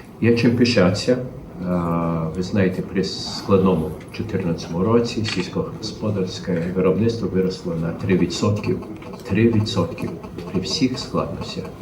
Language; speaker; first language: Ukrainian; early bilingual, heritage; Ukrainian